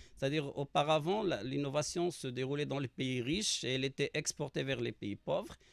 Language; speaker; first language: French; non-native, local second language; Arabic